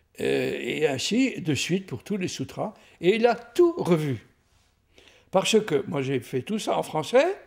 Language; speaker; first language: French; native; French